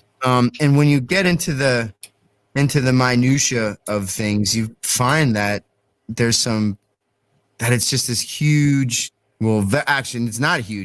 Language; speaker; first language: English; native; English